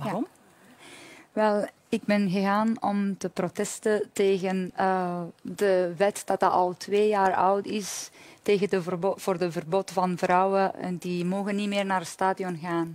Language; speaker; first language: Dutch; non-native, fluent; Persian